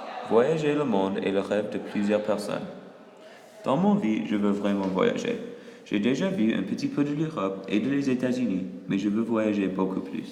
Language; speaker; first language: French; early bilingual, other home language; English